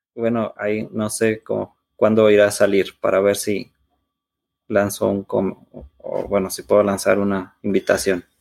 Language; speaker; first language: Spanish; native; Spanish